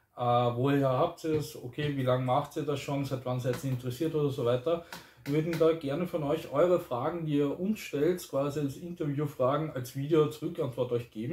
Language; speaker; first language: German; native; German